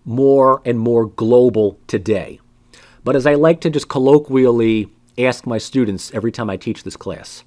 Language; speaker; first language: English; native; English